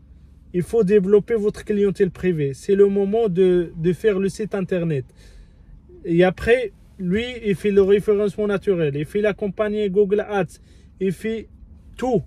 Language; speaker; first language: French; non-native, fluent; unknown